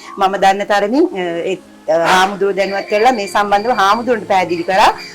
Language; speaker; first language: Sinhala; non-native, local second language; Tamil